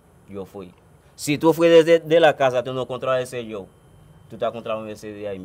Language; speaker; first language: Spanish; non-native, learner; Haitian Creole